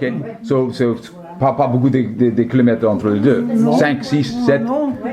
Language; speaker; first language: French; non-native, learner; English